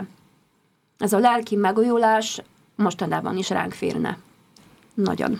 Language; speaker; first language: Hungarian; non-native, fluent; Polish